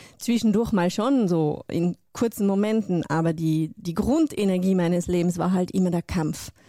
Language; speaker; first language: German; non-native, fluent; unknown